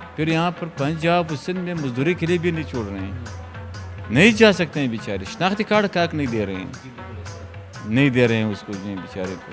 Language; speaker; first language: Urdu; non-native, local second language; Pashto